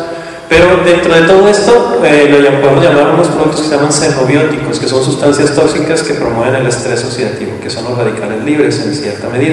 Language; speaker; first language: Spanish; native; Spanish